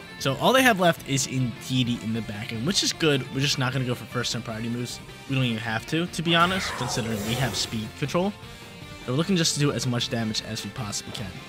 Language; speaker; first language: English; native; English